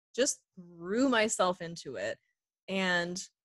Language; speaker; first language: English; native; English